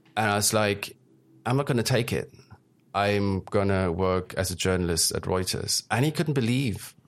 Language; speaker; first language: English; early bilingual, other home language; German